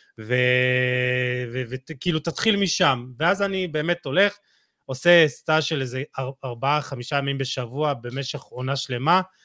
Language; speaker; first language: Hebrew; native; Hebrew